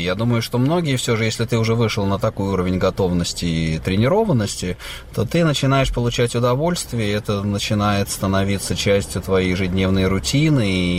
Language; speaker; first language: Russian; native; Russian